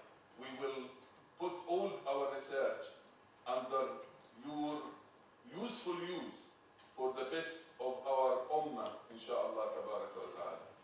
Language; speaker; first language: English; non-native, fluent; Arabic